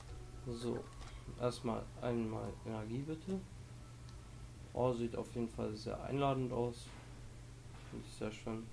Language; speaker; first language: German; native; German